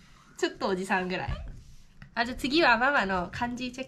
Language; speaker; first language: Japanese; native; Japanese